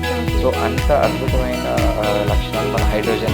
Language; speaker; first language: Telugu; native; Telugu